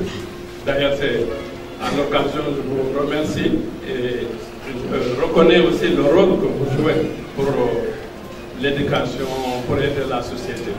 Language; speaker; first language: French; non-native, local second language; Fula